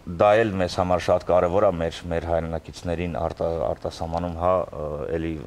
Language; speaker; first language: Armenian; early bilingual, heritage; Armenian